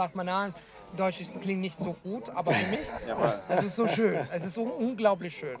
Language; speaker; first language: German; non-native, fluent; Italian